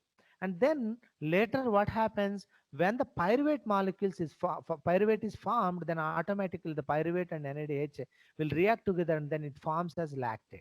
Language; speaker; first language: English; non-native, local second language; Telugu